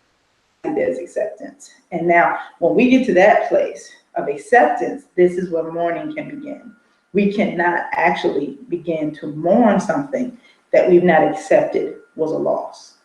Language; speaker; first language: English; native; English